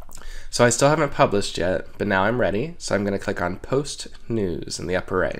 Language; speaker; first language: English; native; English